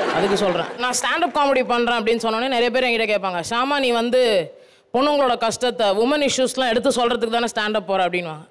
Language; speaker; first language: Tamil; non-native, local second language; Telugu